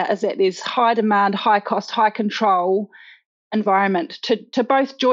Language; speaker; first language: English; native; English